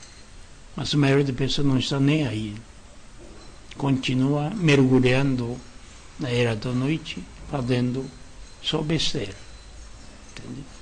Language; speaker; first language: Portuguese; non-native, learner; Japanese